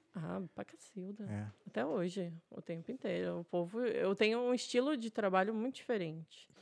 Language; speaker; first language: Portuguese; native; Portuguese